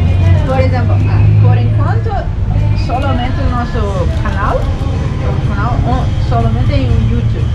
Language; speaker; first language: Spanish; non-native, learner; Portuguese